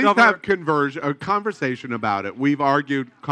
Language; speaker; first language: English; native; English